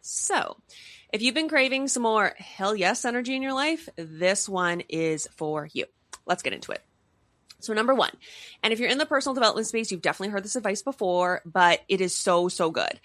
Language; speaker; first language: English; native; English